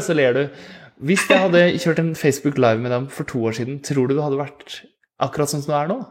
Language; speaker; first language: Norwegian; native; Norwegian